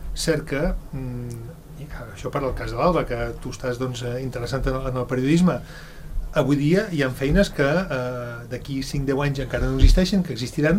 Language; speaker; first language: Catalan; native; Catalan